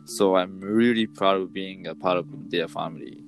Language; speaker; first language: English; non-native, fluent; Japanese